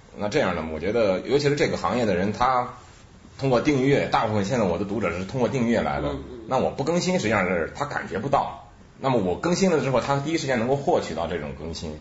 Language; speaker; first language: Chinese; native; Chinese